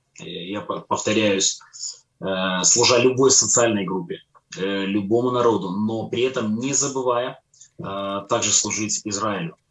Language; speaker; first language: Russian; native; Russian